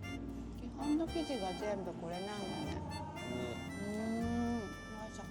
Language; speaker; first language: Japanese; native; Japanese